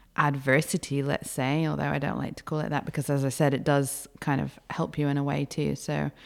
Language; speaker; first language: English; native; English